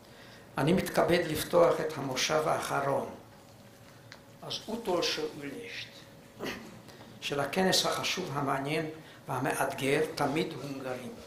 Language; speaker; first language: Hebrew; non-native, fluent; Hungarian